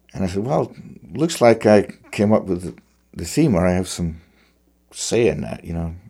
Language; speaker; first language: English; native; English